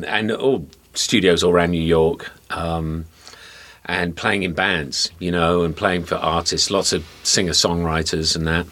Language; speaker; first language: English; native; English